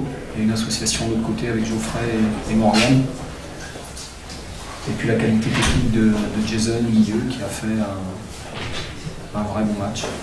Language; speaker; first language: French; native; French